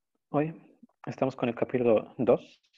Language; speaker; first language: Spanish; non-native, fluent; Arabic